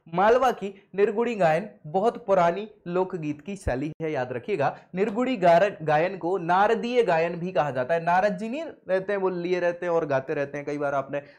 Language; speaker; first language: Hindi; native; Hindi